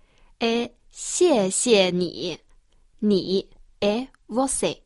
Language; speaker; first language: Portuguese; non-native, fluent; Chinese